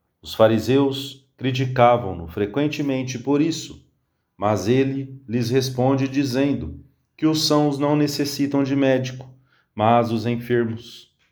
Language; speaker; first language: Portuguese; native; Portuguese